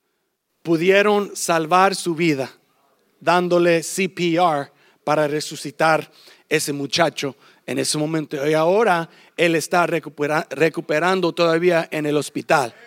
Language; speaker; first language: Spanish; early bilingual, heritage; English